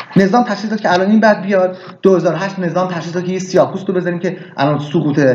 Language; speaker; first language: Persian; early bilingual, heritage; Persian